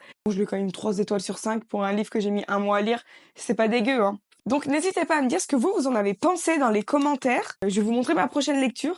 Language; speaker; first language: French; native; French